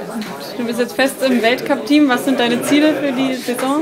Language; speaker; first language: German; native; German